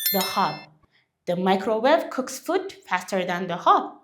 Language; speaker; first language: English; non-native, local second language; Amharic